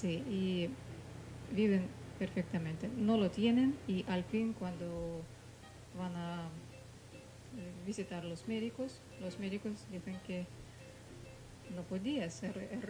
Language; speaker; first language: Spanish; non-native, fluent; Russian